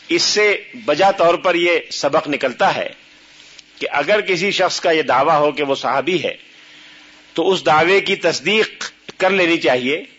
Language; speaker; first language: Urdu; native; Urdu